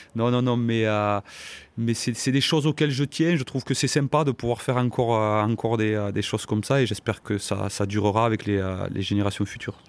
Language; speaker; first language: French; native; French